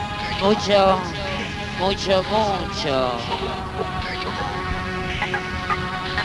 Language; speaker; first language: Spanish; non-native, learner; Italian